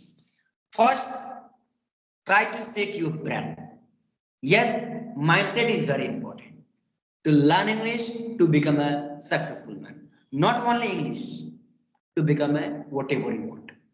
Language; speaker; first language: English; non-native, learner; Bhojpuri